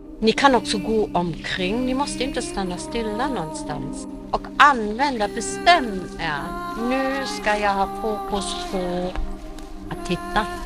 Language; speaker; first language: Swedish; non-native, fluent; German